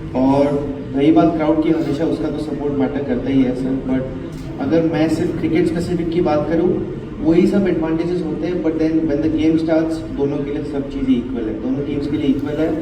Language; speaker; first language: Hindi; non-native, local second language; Assamese